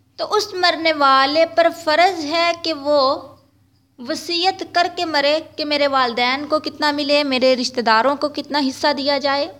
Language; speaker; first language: Urdu; native; Urdu